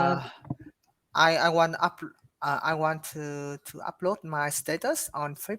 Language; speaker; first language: English; non-native, learner; Vietnamese